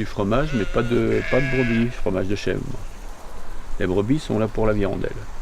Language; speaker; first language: French; native; French